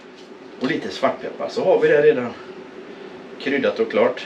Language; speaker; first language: Swedish; native; Swedish